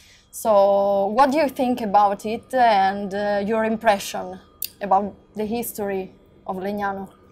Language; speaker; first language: English; non-native, learner; Italian